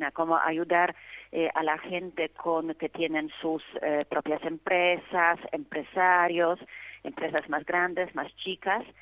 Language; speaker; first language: Spanish; non-native, fluent; Polish